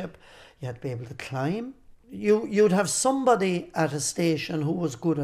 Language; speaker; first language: English; native; English